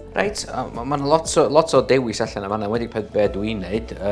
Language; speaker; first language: Welsh; non-native, local second language; English